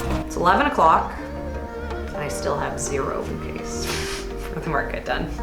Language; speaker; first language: English; native; English